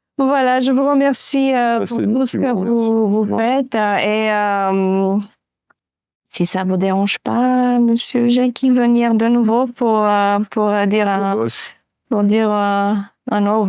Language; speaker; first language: French; non-native, fluent; Romanian